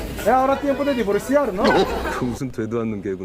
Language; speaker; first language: Spanish; non-native, fluent; Korean